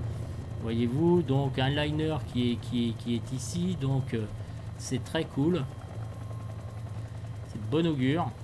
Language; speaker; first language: French; native; French